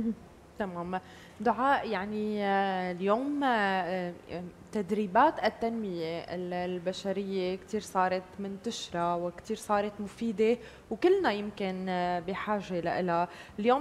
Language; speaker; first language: Arabic; native; Arabic